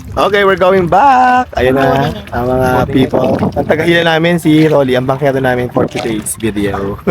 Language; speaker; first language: Filipino; native; Filipino